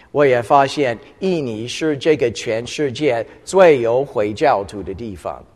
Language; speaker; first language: Chinese; non-native, fluent; English